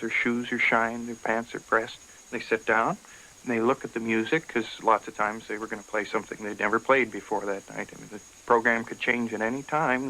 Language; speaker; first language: English; native; English